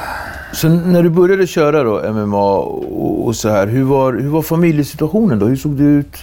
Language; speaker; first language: Swedish; native; Swedish